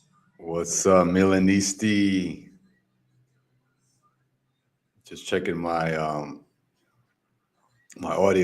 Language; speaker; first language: English; native; English